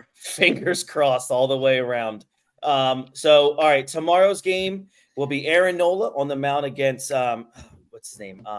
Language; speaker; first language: English; native; English